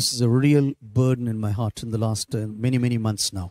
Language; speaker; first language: English; non-native, local second language; Tamil